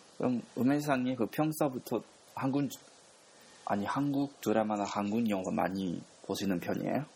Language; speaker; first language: Korean; non-native, fluent; Japanese